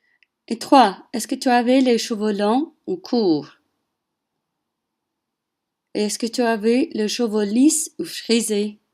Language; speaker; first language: French; non-native, learner; English